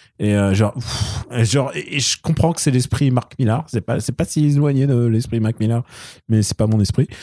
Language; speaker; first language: French; early bilingual, other home language; Russian